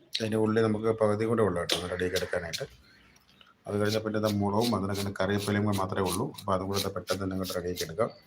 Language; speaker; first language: Malayalam; native; Malayalam